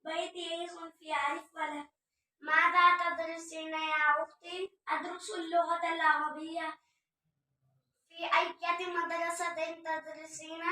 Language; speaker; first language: Arabic; non-native, learner; Urdu